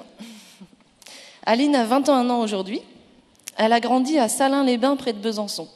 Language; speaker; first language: French; native; French